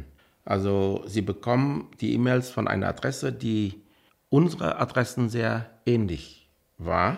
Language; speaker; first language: German; non-native, fluent; Vietnamese